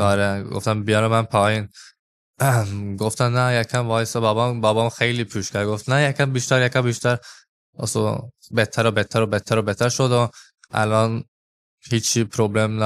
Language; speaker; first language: Persian; early bilingual, heritage; English